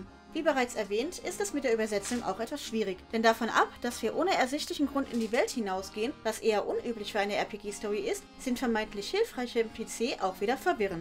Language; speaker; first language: German; native; German